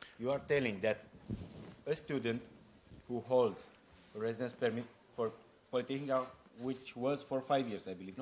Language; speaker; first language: English; non-native, fluent; Romanian